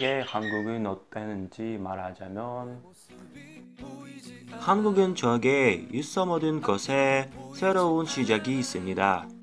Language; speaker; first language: Korean; non-native, learner; Russian